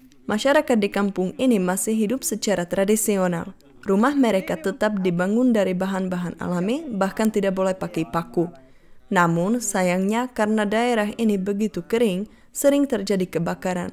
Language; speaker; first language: Indonesian; non-native, fluent; Czech